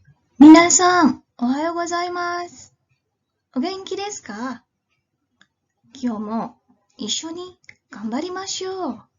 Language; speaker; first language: Japanese; non-native, fluent; Indonesian